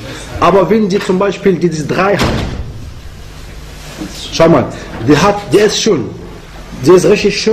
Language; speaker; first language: German; non-native, fluent; Arabic